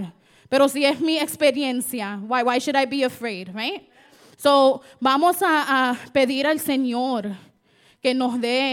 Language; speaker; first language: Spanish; early bilingual, heritage; Spanish